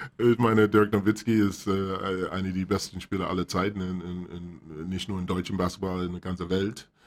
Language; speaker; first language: German; non-native, fluent; English